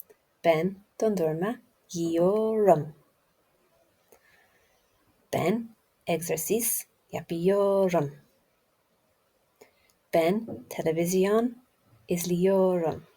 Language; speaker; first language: Turkish; non-native, learner; English